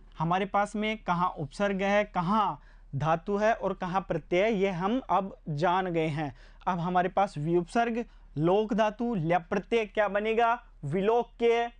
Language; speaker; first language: Hindi; native; Hindi